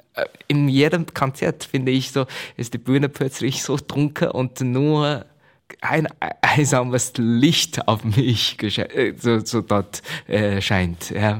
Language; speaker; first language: German; non-native, fluent; Chinese